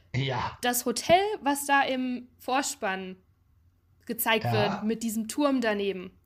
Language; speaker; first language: German; native; German